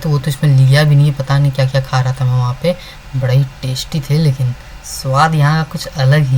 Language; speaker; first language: Hindi; native; Hindi